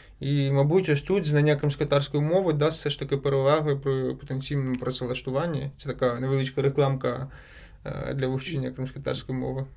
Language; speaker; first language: Ukrainian; non-native, local second language; Crimean Tatar